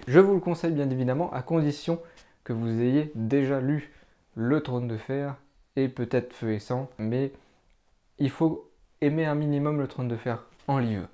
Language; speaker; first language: French; native; French